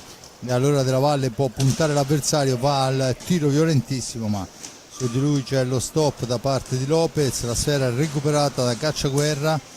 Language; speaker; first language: Italian; native; Italian